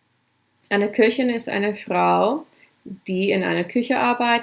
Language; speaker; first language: German; non-native, fluent; English